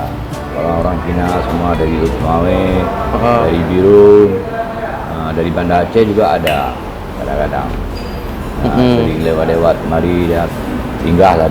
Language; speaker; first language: Indonesian; non-native, local second language; Achinese